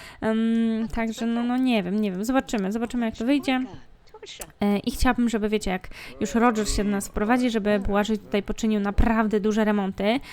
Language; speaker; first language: Polish; native; Polish